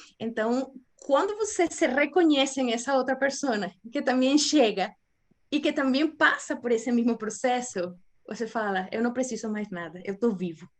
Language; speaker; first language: Portuguese; non-native, fluent; Spanish